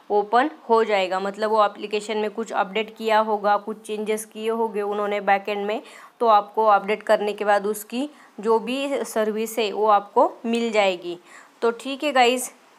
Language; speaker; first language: Hindi; non-native, local second language; Marathi